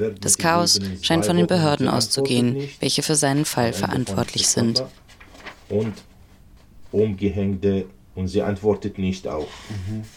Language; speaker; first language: German; native; German